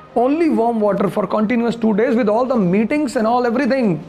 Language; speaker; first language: English; non-native, local second language; Hindi